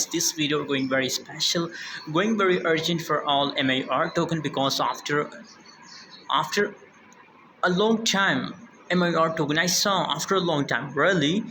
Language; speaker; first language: English; non-native, fluent; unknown